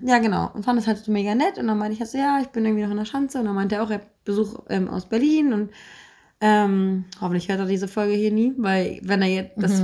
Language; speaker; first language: German; native; German